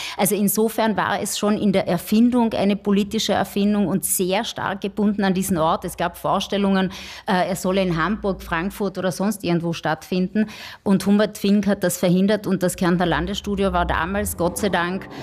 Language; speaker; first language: German; non-native, local second language; Slovenian